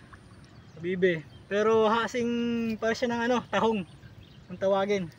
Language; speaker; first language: Filipino; native; Filipino